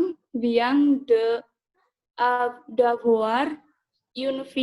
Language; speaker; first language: French; non-native, learner; Indonesian